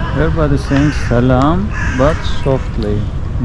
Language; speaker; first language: English; non-native, learner; Turkish